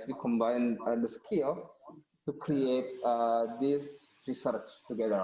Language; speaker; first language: English; non-native, fluent; Indonesian